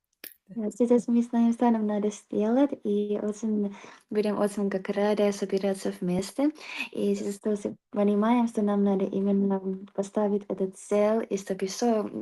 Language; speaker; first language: Russian; non-native, learner; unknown